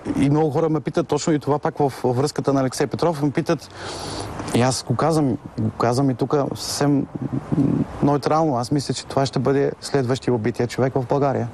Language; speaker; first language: Bulgarian; non-native, fluent; German